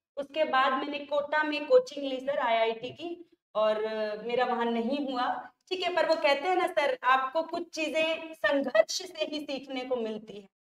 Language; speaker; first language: Hindi; native; Hindi